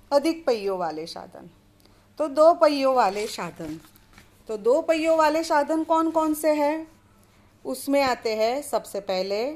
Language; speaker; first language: Hindi; non-native, local second language; Gujarati